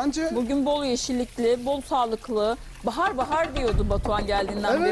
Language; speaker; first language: Turkish; native; Turkish